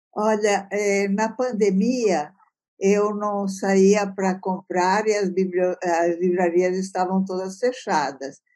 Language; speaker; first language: Portuguese; early bilingual, other home language; Italian